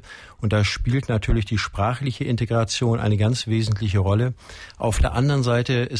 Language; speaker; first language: German; native; German